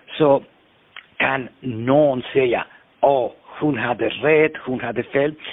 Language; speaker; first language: Swedish; non-native, fluent; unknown